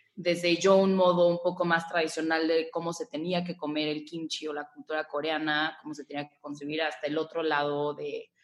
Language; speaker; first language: Spanish; native; Spanish